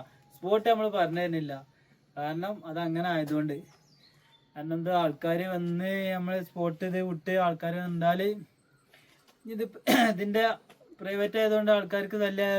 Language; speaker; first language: Malayalam; native; Malayalam